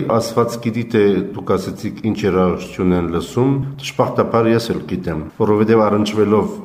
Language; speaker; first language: Armenian; early bilingual, heritage; Armenian